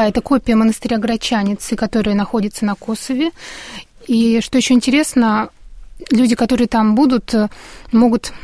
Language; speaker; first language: Russian; native; Russian